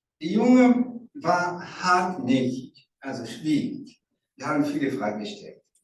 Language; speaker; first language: German; non-native, fluent; Rundi